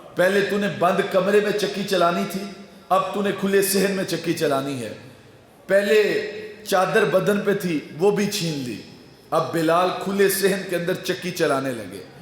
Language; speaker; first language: Urdu; non-native, local second language; Punjabi